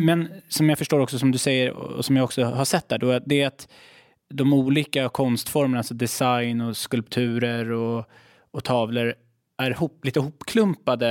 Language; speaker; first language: Swedish; native; Swedish